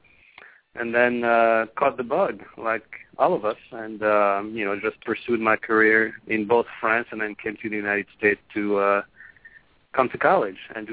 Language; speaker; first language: English; non-native, local second language; French